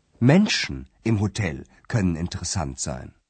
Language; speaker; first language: German; non-native, fluent; Indonesian